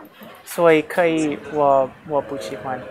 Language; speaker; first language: Chinese; non-native, learner; English